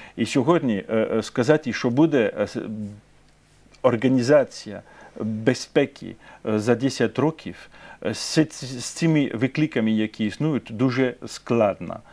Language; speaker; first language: Ukrainian; non-native, fluent; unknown